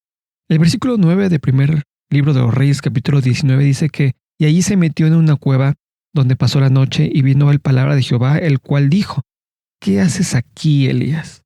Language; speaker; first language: Spanish; native; Spanish